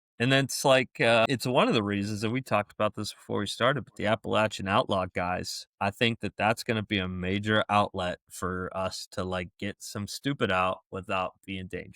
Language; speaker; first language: English; native; English